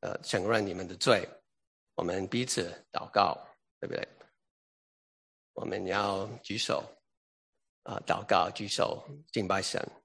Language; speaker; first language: Chinese; early bilingual, heritage; English